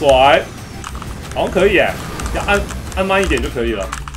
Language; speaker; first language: Chinese; native; Chinese